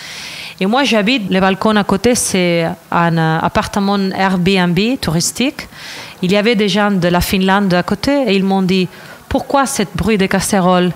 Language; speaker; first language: French; non-native, fluent; Catalan